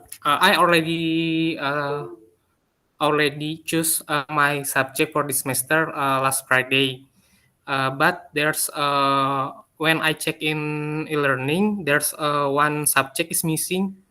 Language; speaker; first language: English; non-native, learner; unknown